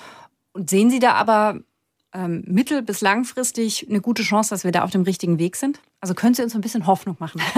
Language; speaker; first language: German; native; German